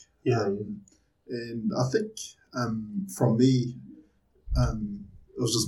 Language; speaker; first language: English; native; English